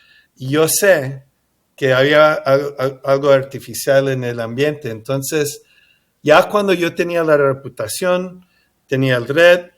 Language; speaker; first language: Spanish; early bilingual, heritage; English